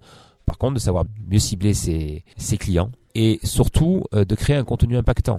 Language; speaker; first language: French; native; French